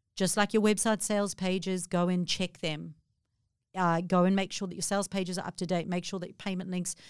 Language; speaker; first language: English; native; English